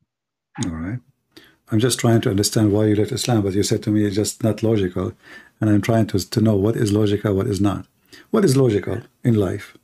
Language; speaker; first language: English; non-native, fluent; Arabic